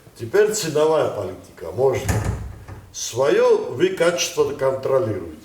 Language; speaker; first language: Russian; non-native, local second language; Ossetic